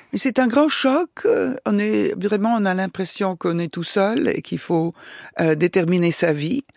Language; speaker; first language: French; non-native, fluent; Italian